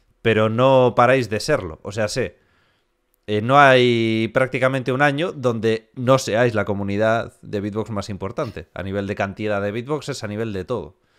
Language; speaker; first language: Spanish; native; Spanish